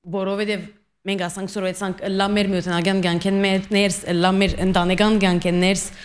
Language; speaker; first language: Armenian; early bilingual, heritage; Armenian